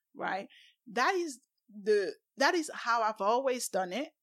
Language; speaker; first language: English; non-native, local second language; French